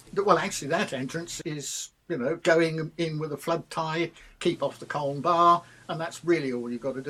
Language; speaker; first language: English; native; English